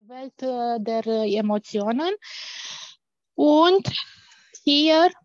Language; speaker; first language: German; non-native, fluent; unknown